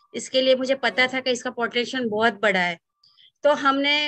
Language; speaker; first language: Hindi; non-native, local second language; Gujarati